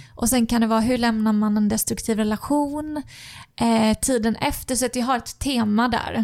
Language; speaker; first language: Swedish; native; Swedish